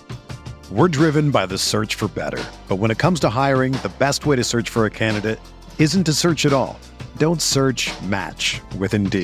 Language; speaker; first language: English; native; English